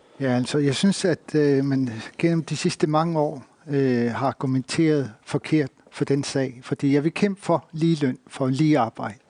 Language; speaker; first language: Danish; non-native, local second language; Kalaallisut